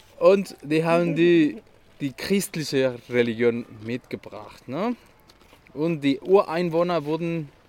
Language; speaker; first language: German; non-native, fluent; Spanish